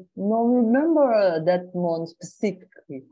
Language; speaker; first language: English; non-native, learner; Portuguese